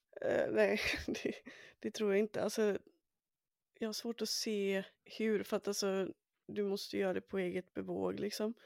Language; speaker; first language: Swedish; native; Swedish